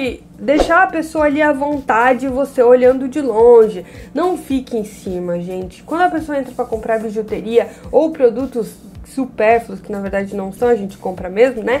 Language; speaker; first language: Portuguese; native; Portuguese